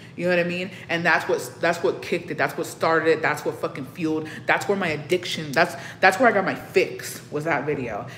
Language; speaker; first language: English; early bilingual, other home language; Spanish